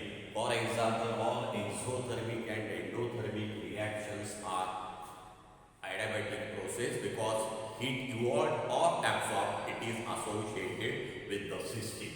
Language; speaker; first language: English; non-native, local second language; Marathi